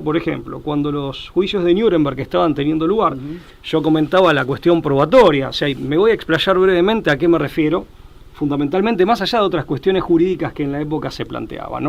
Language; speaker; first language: Spanish; native; Spanish